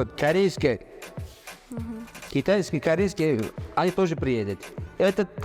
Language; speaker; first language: Russian; non-native, local second language; Uzbek